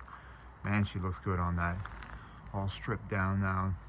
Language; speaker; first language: English; native; English